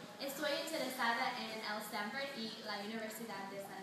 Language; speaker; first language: Spanish; non-native, learner; English